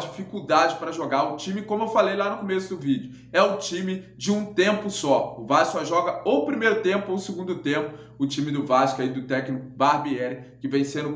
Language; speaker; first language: Portuguese; native; Portuguese